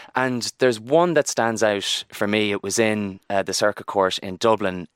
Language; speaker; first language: English; native; English